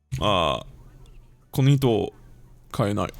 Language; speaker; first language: Japanese; non-native, learner; English